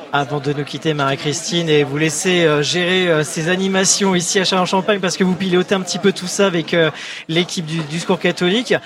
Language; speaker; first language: French; native; French